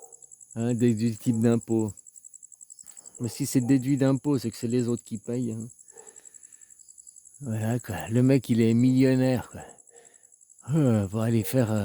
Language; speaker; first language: French; native; French